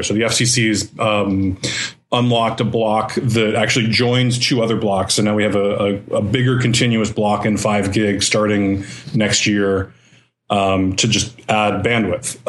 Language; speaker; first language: English; native; English